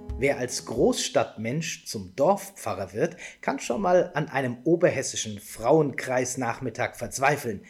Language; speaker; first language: German; native; German